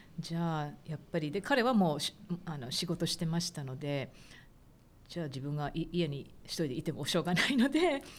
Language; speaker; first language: Japanese; early bilingual, heritage; Japanese